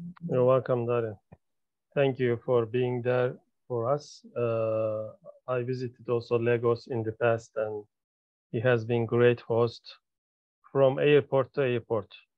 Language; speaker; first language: English; non-native, fluent; Turkish